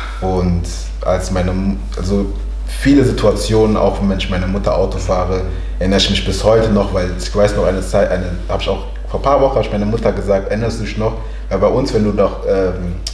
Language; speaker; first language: German; early bilingual, other home language; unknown